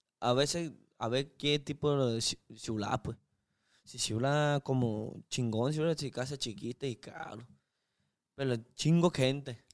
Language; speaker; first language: Spanish; non-native, learner; Chinese